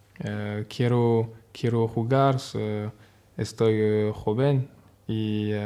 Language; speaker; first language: Spanish; non-native, learner; French